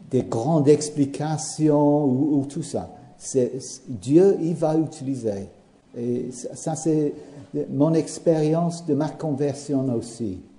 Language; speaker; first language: French; non-native, learner; English